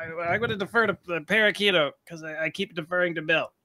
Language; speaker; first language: English; native; English